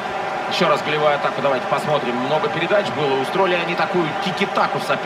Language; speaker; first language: Russian; native; Russian